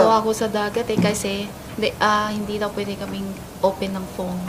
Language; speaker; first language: Filipino; non-native, learner; Chinese